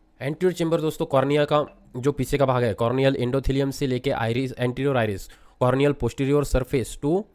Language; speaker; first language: Hindi; non-native, local second language; Marathi